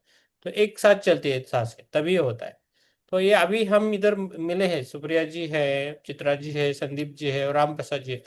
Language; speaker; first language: Hindi; native; Hindi